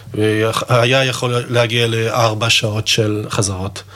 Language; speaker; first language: Hebrew; non-native, fluent; English